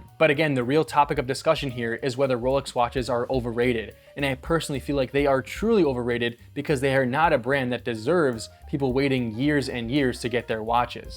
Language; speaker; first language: English; native; English